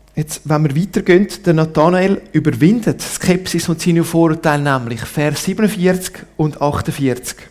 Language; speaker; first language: German; non-native, local second language; Italian